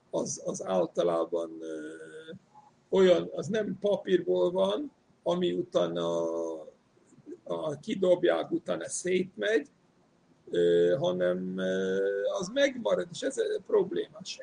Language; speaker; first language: Hungarian; non-native, fluent; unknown